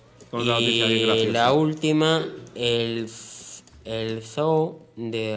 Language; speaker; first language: Spanish; native; Spanish